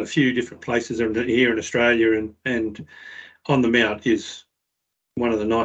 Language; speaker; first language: English; native; English